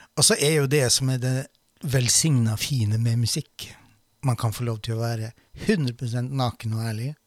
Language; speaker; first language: Norwegian; native; Norwegian